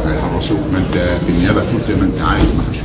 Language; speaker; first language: Arabic; native; Arabic